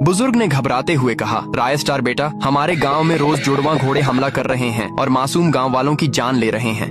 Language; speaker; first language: Hindi; native; Hindi